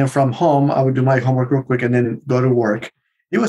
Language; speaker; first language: English; non-native, fluent; Spanish